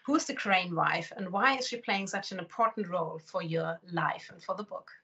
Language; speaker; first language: English; non-native, fluent; German